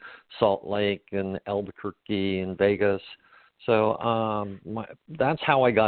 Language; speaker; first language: English; native; English